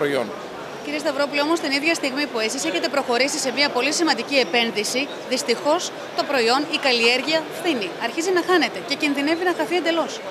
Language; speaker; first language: Greek; native; Greek